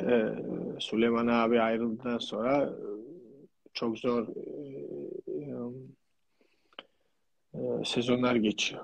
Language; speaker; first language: Turkish; non-native, fluent; Georgian